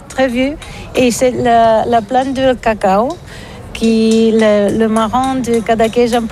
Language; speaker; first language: French; non-native, learner; Catalan